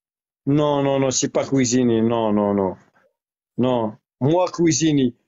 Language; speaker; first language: French; non-native, learner; Arabic